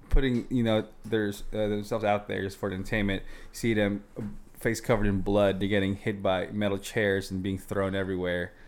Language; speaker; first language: English; non-native, local second language; Filipino